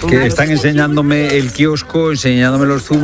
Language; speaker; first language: Spanish; native; Spanish